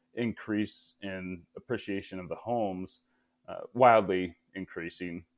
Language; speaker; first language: English; native; English